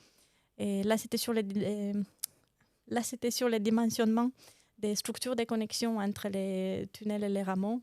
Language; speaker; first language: French; non-native, fluent; Romanian